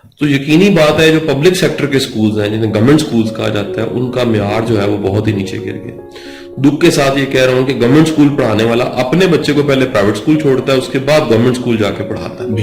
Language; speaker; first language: Urdu; non-native, local second language; Punjabi